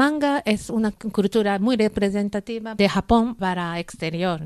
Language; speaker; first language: Spanish; non-native, learner; Japanese